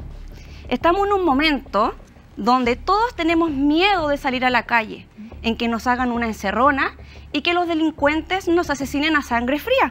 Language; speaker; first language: Spanish; native; Spanish